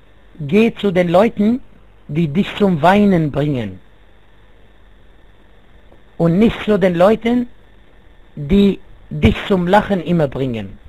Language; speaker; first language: German; non-native, fluent; Arabic